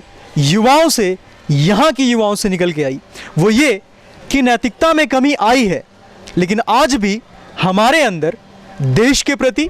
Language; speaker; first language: Hindi; native; Hindi